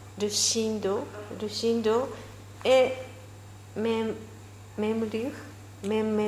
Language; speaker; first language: French; non-native, learner; Japanese